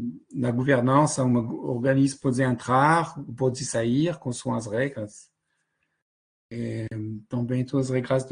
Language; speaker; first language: Portuguese; non-native, fluent; French